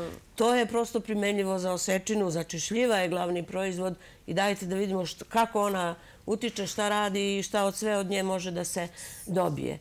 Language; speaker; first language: Serbian; native; Serbian